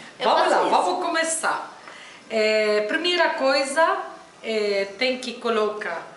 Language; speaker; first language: Portuguese; non-native, fluent; Arabic